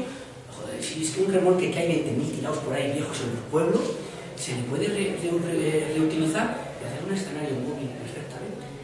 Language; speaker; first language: Spanish; native; Spanish